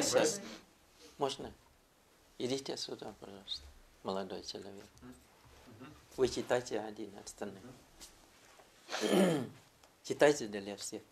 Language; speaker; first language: Russian; non-native, learner; Thai